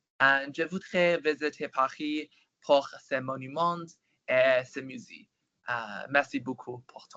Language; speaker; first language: French; non-native, learner; Chinese